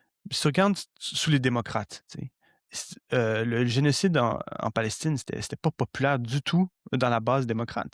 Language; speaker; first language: French; native; French